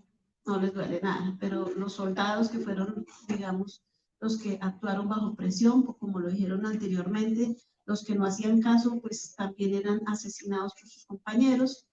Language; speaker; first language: Spanish; native; Spanish